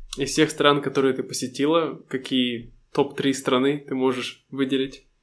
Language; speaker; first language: Russian; native; Russian